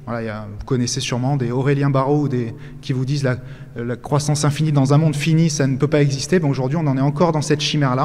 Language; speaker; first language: French; native; French